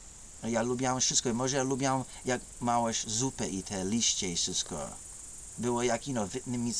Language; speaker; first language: Polish; early bilingual, heritage; English